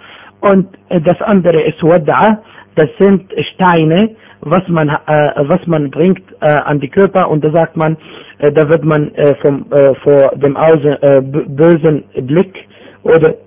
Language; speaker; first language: German; non-native, fluent; Arabic